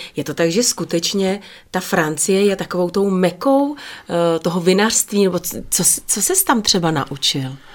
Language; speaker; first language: Czech; native; Czech